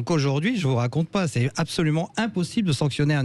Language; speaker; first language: French; native; French